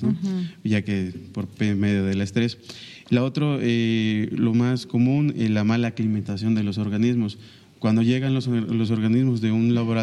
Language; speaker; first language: Spanish; native; Spanish